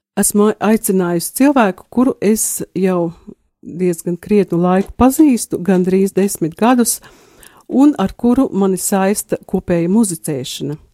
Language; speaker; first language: Latvian; native; Latvian